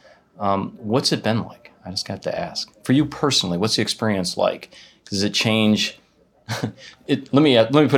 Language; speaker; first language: English; native; English